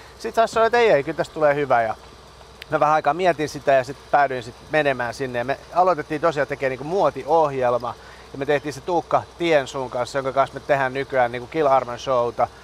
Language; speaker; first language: Finnish; early bilingual, other home language; Persian